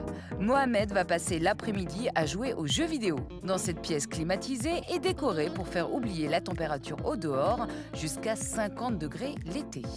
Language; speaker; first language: French; native; French